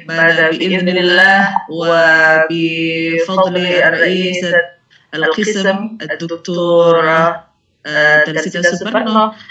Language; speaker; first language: Arabic; non-native, fluent; Indonesian